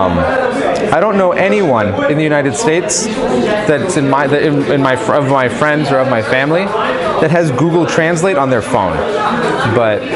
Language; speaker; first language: English; native; English